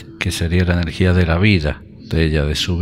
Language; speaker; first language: Spanish; native; Spanish